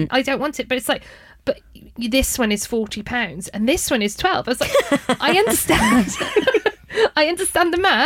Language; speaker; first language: English; native; English